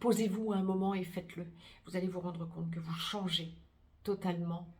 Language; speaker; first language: French; native; French